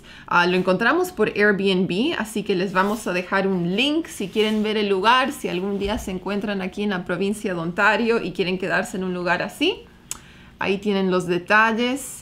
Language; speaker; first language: Spanish; native; Spanish